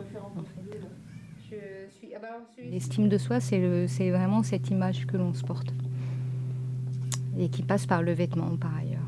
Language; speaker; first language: French; native; French